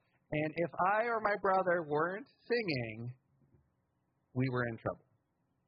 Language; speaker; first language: English; native; English